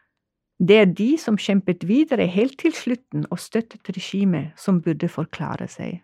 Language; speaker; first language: Norwegian; non-native, fluent; German